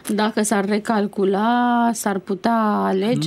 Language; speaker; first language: Romanian; native; Romanian